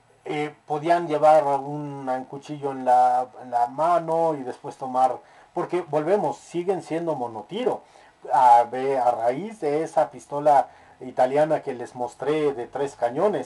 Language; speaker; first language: Spanish; native; Spanish